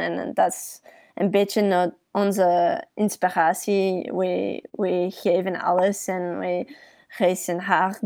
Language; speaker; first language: Dutch; early bilingual, heritage; English